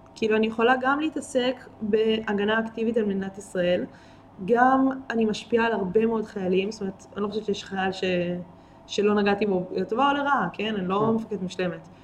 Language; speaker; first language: Hebrew; native; Hebrew